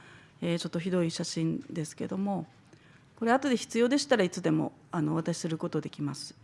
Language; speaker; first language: Japanese; native; Japanese